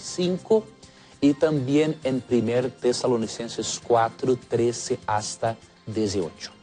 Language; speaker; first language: Spanish; non-native, fluent; Portuguese